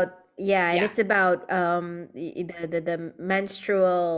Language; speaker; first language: English; non-native, local second language; Malay